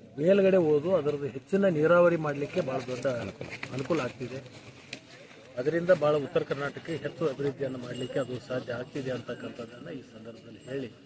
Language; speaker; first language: Kannada; native; Kannada